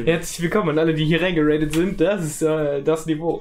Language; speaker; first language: German; native; German